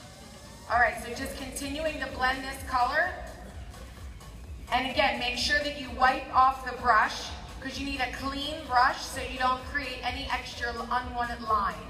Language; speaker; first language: English; native; English